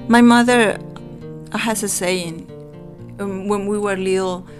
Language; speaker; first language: English; non-native, fluent; Spanish